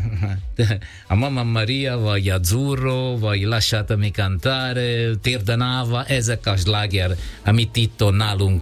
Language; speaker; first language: Hungarian; non-native, learner; Italian